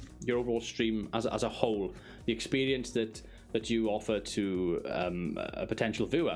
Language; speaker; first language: English; native; English